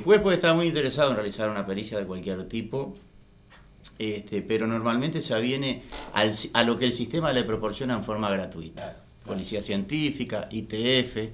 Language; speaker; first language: Spanish; native; Spanish